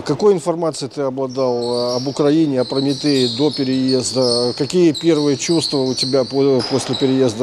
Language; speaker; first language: Russian; native; Russian